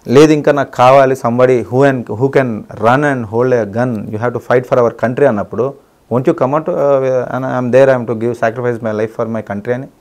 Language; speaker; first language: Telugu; native; Telugu